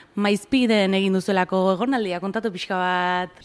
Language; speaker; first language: Basque; native; Basque